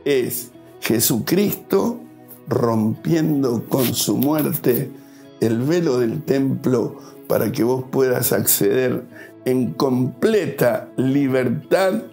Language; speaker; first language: Spanish; native; Spanish